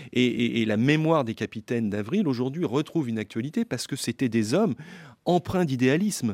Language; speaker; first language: French; native; French